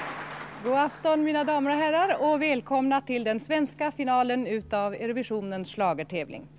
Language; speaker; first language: Swedish; native; Swedish